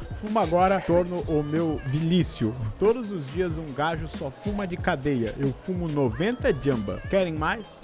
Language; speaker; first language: Portuguese; native; Portuguese